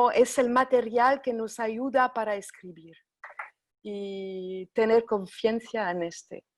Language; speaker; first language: Spanish; non-native, fluent; French